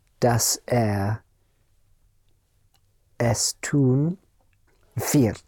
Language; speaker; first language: German; non-native, learner; English